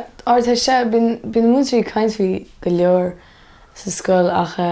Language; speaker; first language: Irish; native; Irish